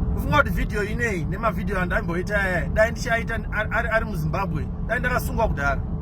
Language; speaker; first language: Shona; non-native, local second language; English